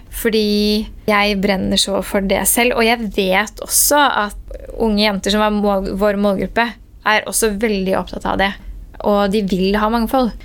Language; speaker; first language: Norwegian; early bilingual, other home language; Persian